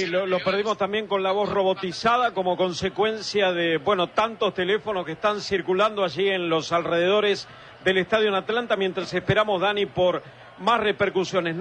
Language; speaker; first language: Spanish; native; Spanish